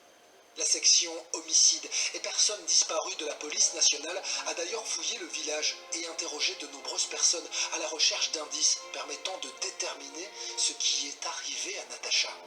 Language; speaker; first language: French; native; French